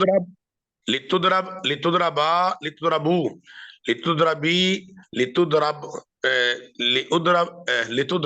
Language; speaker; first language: Arabic; non-native, learner; Urdu